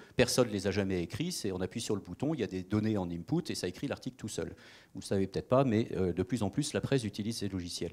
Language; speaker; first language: French; native; French